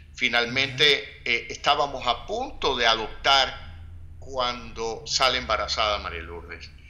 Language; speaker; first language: Spanish; native; Spanish